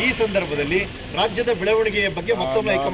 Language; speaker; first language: Kannada; native; Kannada